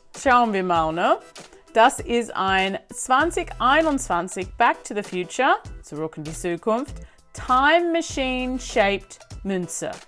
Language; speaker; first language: German; non-native, learner; English